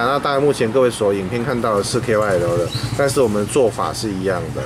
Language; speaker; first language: Chinese; native; Chinese